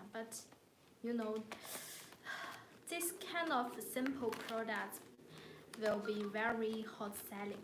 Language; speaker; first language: English; non-native, learner; Chinese